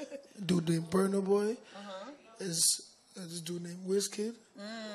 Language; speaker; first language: English; non-native, local second language; Yoruba